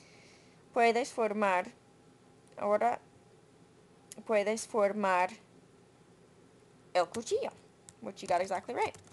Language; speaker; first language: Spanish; non-native, learner; English